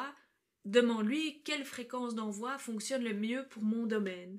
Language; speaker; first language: French; native; French